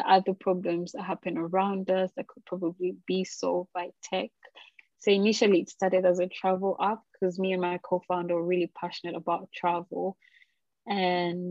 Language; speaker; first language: English; non-native, local second language; Ganda